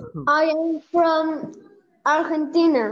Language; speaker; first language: English; non-native, learner; Spanish